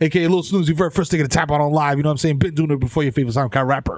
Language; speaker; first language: English; early bilingual, other home language; Spanish